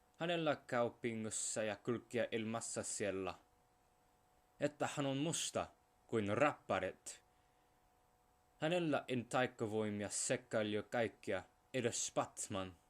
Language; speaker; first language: Finnish; non-native, learner; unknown